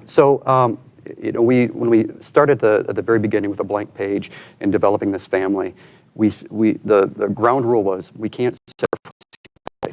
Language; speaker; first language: English; native; English